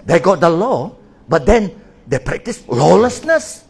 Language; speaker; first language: English; non-native, local second language; Malay